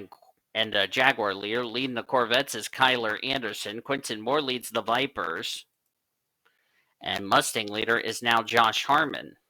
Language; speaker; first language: English; native; English